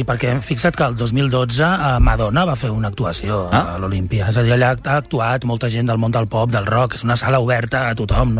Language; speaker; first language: Catalan; native; Catalan